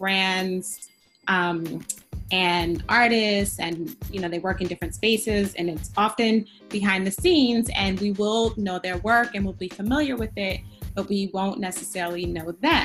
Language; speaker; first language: English; early bilingual, other home language; Spanish